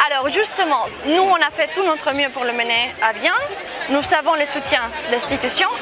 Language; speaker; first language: French; non-native, fluent; Spanish